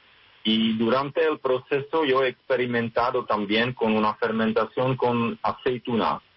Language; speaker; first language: Spanish; non-native, fluent; Czech